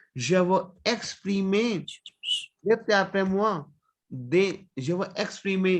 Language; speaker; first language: French; non-native, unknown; Hindi